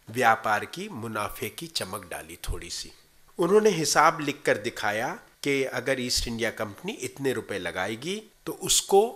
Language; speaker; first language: Hindi; native; Hindi